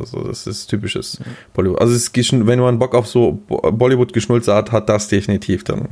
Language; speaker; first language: German; native; German